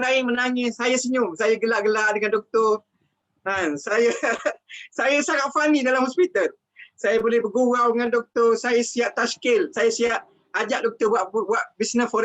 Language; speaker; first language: Malay; native; Malay